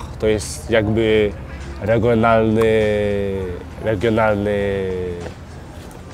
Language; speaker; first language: Polish; early bilingual, heritage; French